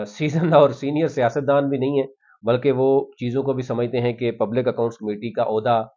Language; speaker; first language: Urdu; non-native, local second language; Punjabi